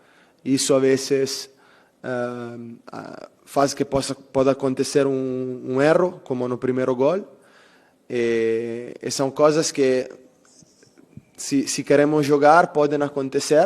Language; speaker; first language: Portuguese; non-native, fluent; Italian